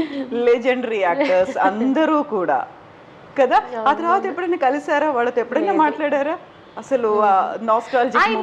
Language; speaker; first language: Telugu; native; Telugu